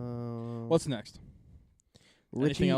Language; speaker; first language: English; native; English